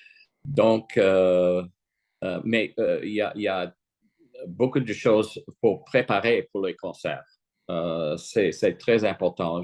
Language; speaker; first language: French; non-native, fluent; English